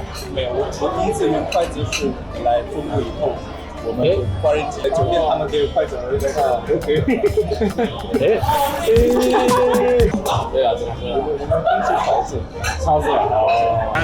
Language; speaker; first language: Chinese; non-native, learner; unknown